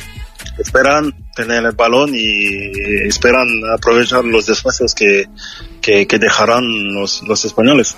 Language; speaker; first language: Spanish; non-native, fluent; French